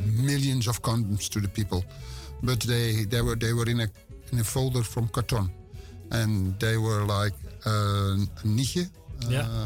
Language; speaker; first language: English; non-native, fluent; Dutch